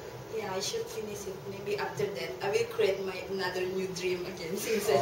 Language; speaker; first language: English; non-native, learner; Indonesian